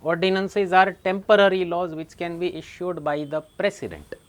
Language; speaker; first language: English; non-native, local second language; Gujarati